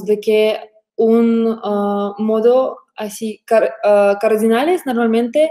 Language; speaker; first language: Spanish; non-native, fluent; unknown